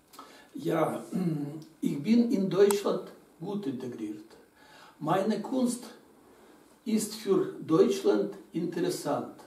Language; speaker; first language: German; non-native, learner; Russian